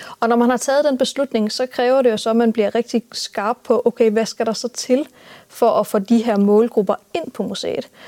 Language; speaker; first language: Danish; native; Danish